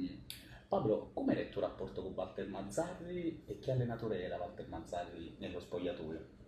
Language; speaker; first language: Italian; native; Italian